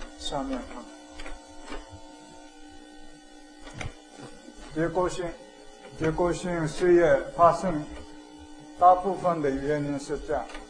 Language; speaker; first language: Chinese; non-native, fluent; Korean